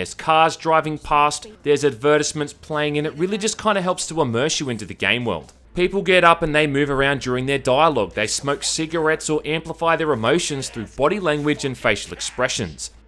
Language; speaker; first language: English; native; English